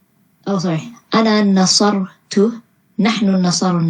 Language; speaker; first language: Arabic; non-native, learner; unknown